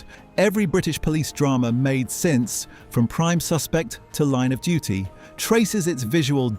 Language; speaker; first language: English; native; English